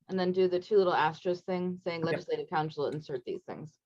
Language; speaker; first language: English; native; English